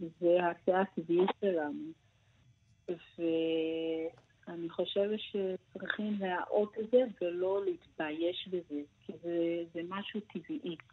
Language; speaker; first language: Hebrew; non-native, fluent; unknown